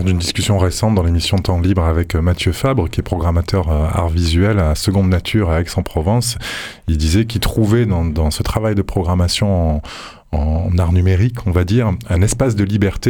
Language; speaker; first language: French; native; French